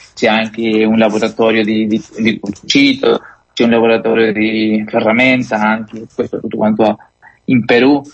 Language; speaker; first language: Italian; non-native, fluent; Spanish